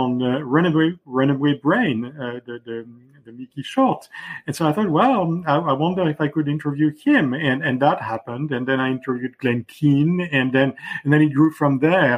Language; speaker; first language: English; non-native, fluent; French